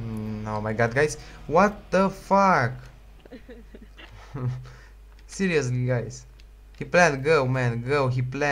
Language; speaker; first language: English; non-native, learner; Romanian